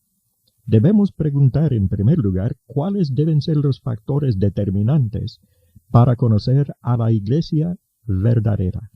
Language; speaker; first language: Spanish; native; Spanish